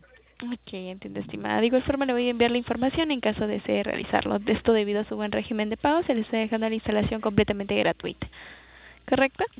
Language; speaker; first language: Spanish; native; Spanish